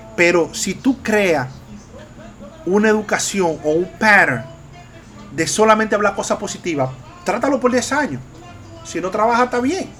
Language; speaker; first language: Spanish; early bilingual, heritage; Spanish